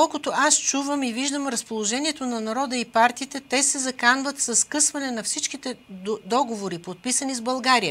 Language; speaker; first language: Bulgarian; native; Bulgarian